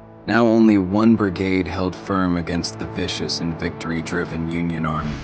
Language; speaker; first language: English; native; English